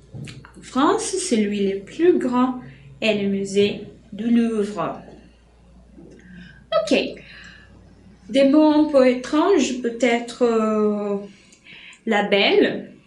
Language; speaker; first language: French; non-native, fluent; Portuguese